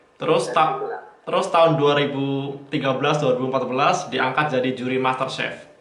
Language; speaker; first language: Indonesian; native; Indonesian